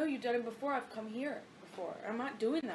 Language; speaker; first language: English; native; English